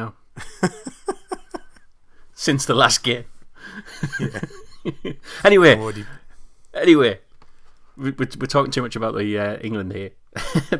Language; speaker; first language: English; native; English